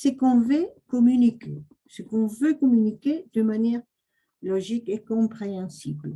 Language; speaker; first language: French; non-native, fluent; Spanish